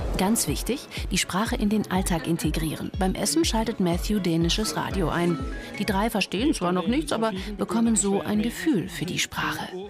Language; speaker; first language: German; native; German